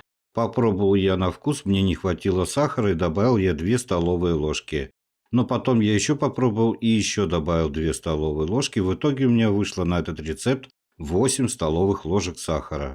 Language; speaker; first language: Russian; native; Russian